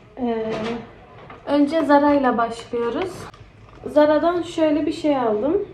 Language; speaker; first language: Turkish; early bilingual, heritage; Turkish